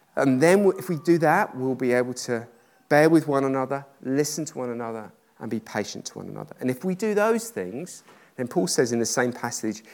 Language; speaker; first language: English; native; English